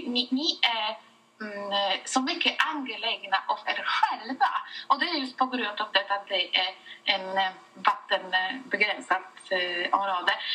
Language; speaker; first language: Swedish; non-native, fluent; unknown